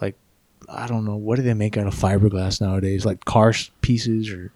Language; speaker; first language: English; early bilingual, other home language; Spanish